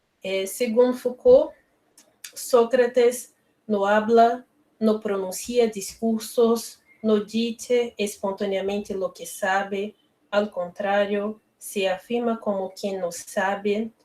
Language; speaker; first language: Spanish; non-native, learner; Portuguese